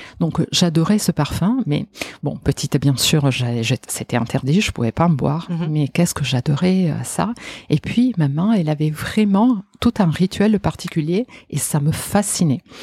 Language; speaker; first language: French; non-native, fluent; Italian